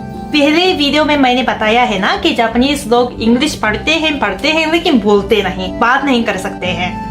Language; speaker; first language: Hindi; non-native, fluent; Japanese